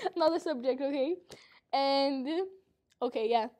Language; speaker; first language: English; non-native, fluent; Portuguese